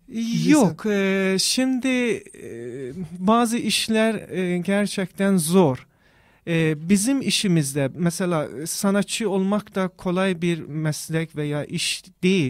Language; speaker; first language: Turkish; non-native, fluent; Persian